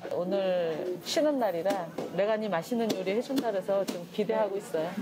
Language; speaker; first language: Korean; native; Korean